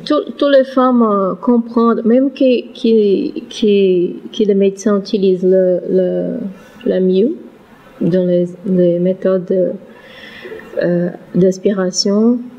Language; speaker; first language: French; non-native, learner; Portuguese